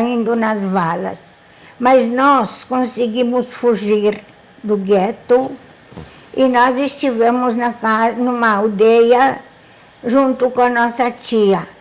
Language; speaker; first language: Portuguese; non-native, fluent; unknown